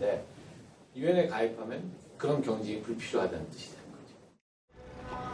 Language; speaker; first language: Korean; native; Korean